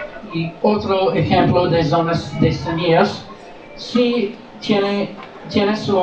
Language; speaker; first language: Spanish; non-native, learner; English